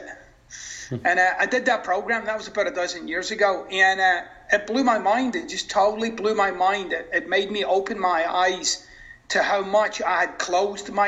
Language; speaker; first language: English; native; English